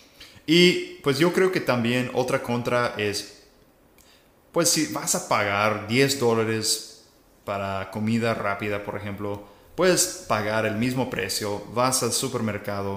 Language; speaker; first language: Spanish; non-native, fluent; English